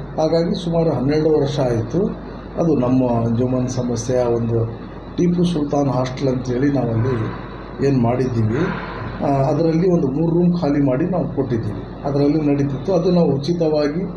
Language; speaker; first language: Kannada; non-native, local second language; Urdu